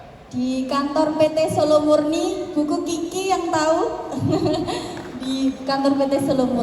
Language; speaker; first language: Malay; non-native, local second language; Javanese